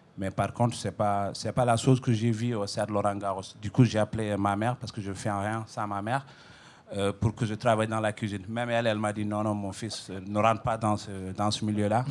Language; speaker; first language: French; non-native, local second language; Fula